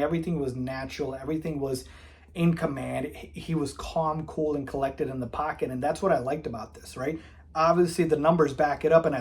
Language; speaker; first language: English; native; English